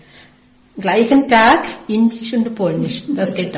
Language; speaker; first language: German; non-native, learner; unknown